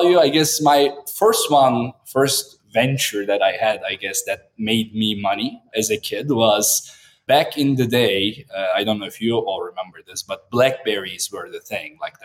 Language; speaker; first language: English; non-native, fluent; Turkish